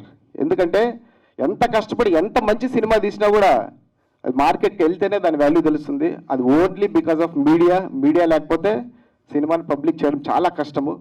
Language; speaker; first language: Telugu; native; Telugu